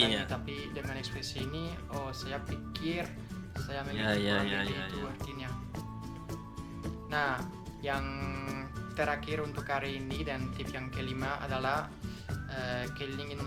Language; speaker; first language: Indonesian; non-native, fluent; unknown